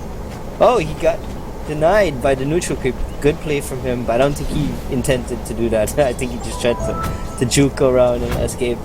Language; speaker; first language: English; native; English